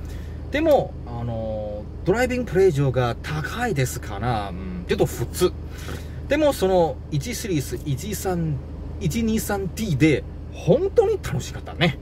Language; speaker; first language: Japanese; non-native, learner; Chinese